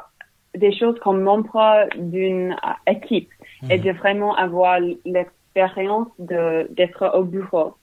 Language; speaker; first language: French; non-native, learner; English